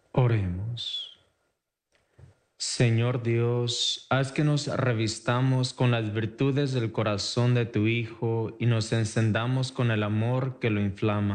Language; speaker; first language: Spanish; native; Spanish